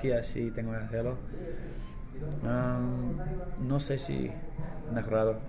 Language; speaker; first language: Spanish; non-native, learner; English